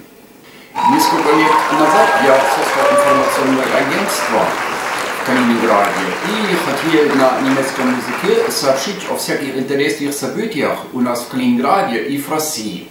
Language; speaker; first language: Russian; non-native, fluent; German